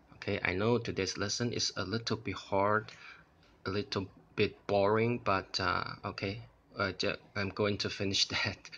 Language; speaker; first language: English; non-native, fluent; Chinese